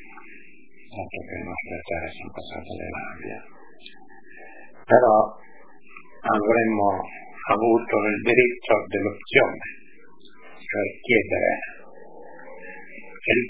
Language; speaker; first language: Italian; native; Italian